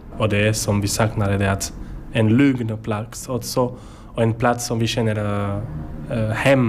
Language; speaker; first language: Swedish; non-native, learner; French